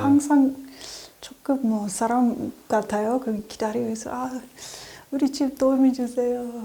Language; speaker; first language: Korean; non-native, learner; English